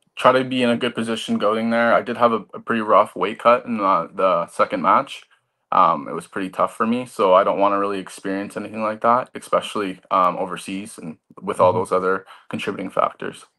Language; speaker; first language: English; native; English